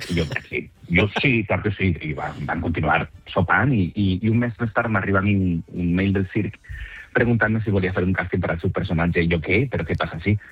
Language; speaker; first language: Catalan; native; Catalan